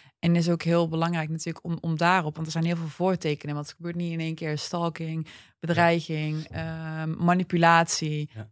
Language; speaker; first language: Dutch; early bilingual, other home language; Turkish